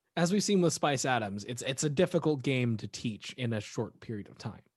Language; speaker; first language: English; early bilingual, other home language; Filipino